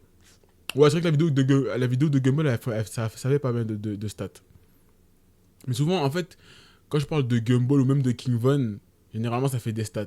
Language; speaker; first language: French; native; French